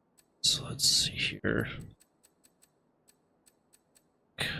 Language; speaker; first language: English; native; English